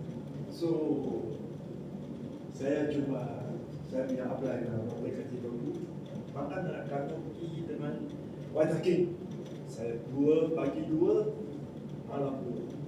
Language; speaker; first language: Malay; non-native, local second language; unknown